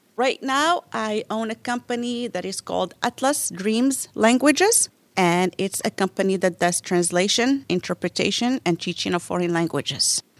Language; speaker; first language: English; non-native, fluent; Arabic